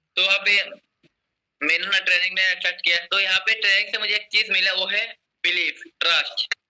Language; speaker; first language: Hindi; non-native, local second language; Assamese